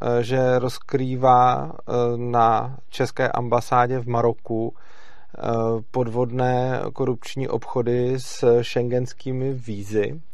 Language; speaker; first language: Czech; native; Czech